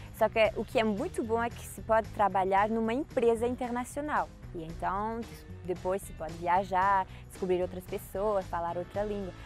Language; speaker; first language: Portuguese; early bilingual, heritage; Portuguese